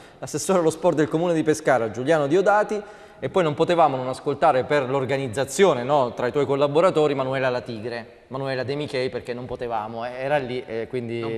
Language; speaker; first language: Italian; native; Italian